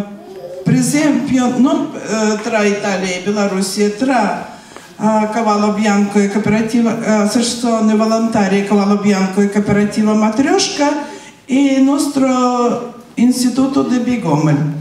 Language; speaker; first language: Italian; non-native, learner; Russian